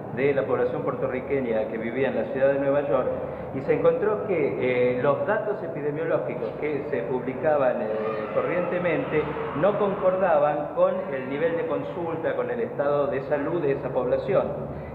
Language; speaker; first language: Spanish; native; Spanish